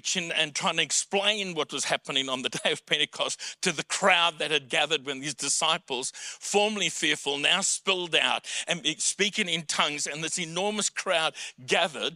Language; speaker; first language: English; native; English